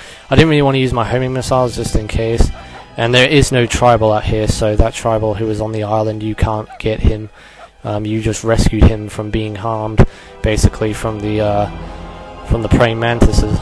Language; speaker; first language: English; native; English